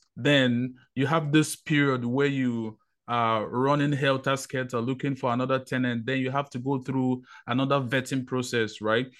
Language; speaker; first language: English; non-native, local second language; Igbo